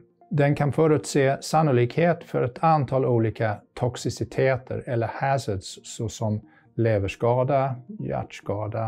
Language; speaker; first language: Swedish; non-native, fluent; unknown